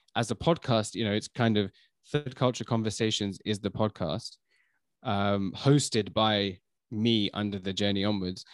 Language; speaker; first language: English; native; English